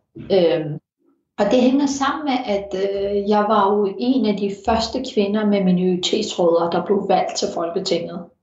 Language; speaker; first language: Danish; early bilingual, heritage; Danish